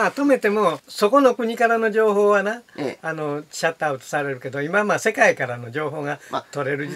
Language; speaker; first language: Japanese; native; Japanese